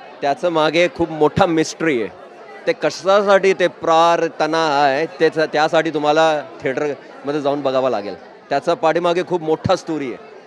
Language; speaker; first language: Marathi; non-native, local second language; Malayalam